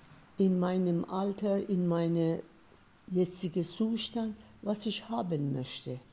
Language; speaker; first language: German; non-native, fluent; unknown